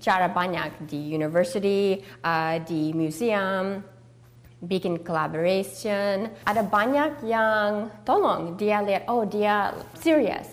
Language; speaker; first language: Indonesian; early bilingual, heritage; English